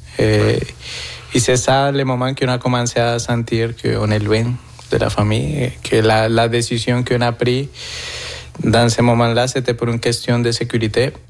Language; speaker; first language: French; non-native, fluent; Spanish